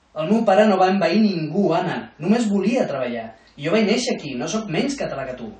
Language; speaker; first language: Catalan; non-native, local second language; Spanish